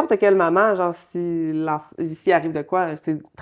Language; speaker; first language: French; native; French